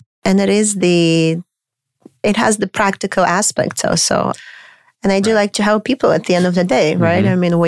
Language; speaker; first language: English; non-native, fluent; Romanian